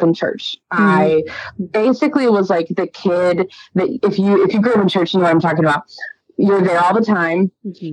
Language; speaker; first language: English; native; English